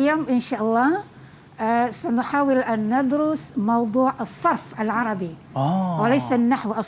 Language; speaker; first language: Arabic; non-native, fluent; Malay